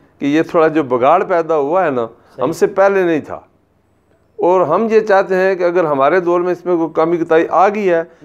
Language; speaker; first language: Urdu; non-native, local second language; Punjabi